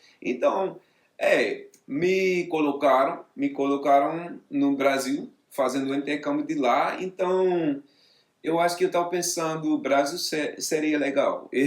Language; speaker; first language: Portuguese; non-native, fluent; English